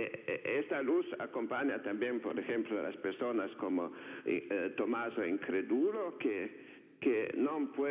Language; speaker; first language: Spanish; non-native, fluent; Slovenian